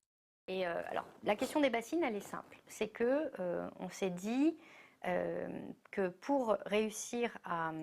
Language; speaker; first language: French; native; French